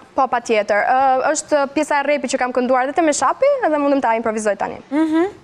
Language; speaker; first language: Albanian; native; Albanian